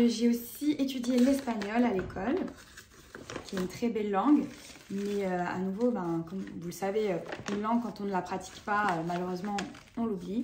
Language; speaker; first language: French; native; French